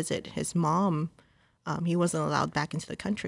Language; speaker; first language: English; early bilingual, other home language; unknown